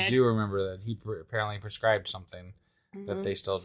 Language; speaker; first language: English; native; English